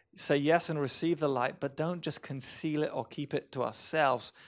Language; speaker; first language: English; native; English